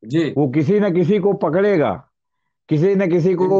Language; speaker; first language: Hindi; native; Hindi